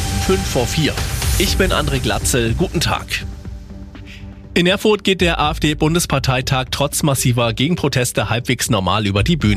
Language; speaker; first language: German; native; German